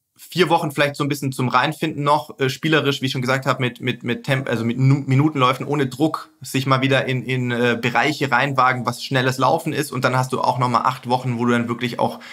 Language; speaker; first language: German; native; German